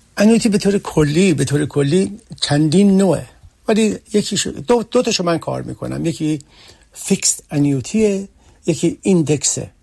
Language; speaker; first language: Persian; early bilingual, heritage; Persian